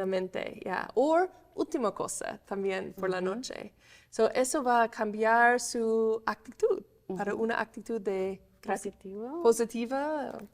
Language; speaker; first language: Spanish; non-native, fluent; English